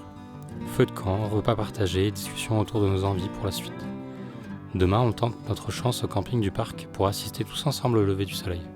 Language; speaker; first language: French; native; French